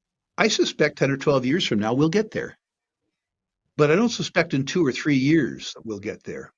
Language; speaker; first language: English; native; English